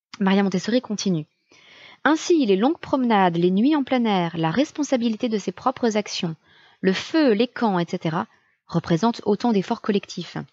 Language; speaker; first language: French; native; French